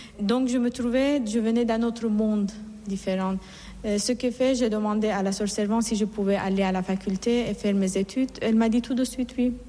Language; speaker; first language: French; non-native, fluent; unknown